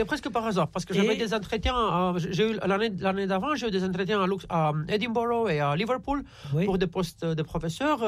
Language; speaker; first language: French; non-native, fluent; Romanian